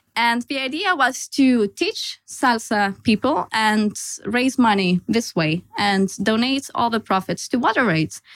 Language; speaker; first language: English; non-native, fluent; Lithuanian